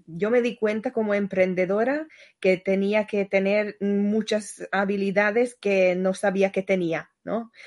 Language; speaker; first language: Spanish; non-native, fluent; Hungarian